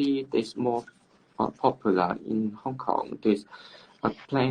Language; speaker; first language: English; non-native, learner; Cantonese